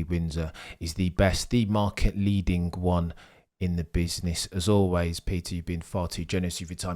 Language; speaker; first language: English; native; English